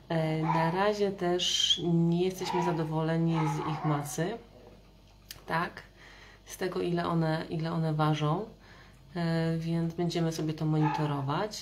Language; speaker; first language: Polish; native; Polish